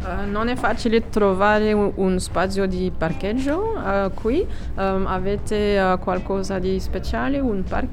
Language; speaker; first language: Italian; non-native, learner; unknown